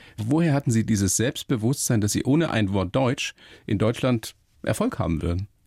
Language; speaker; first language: German; native; German